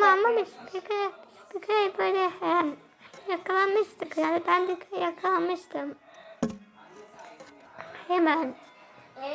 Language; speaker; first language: Turkish; early bilingual, heritage; Turkish